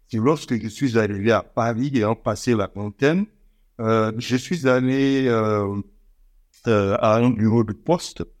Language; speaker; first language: French; non-native, local second language; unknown